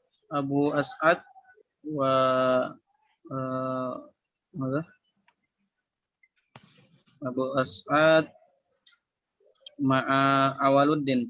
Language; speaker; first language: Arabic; non-native, fluent; Indonesian